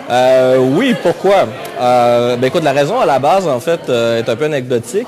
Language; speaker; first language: French; native; French